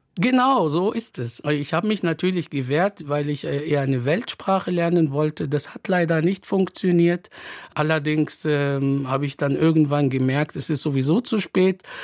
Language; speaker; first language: German; non-native, fluent; Arabic